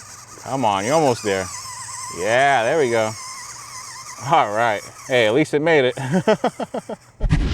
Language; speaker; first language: English; native; English